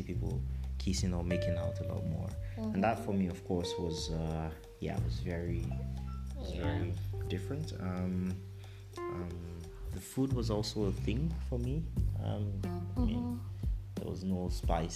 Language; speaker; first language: English; non-native, local second language; Yoruba